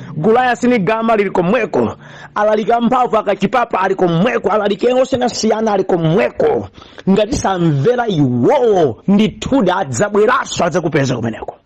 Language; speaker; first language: Nyanja; native; Nyanja